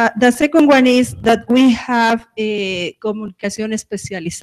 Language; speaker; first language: English; non-native, fluent; Spanish